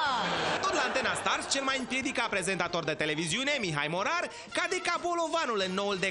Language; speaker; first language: Romanian; native; Romanian